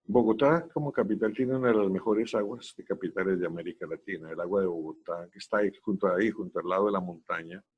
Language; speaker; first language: Spanish; native; Spanish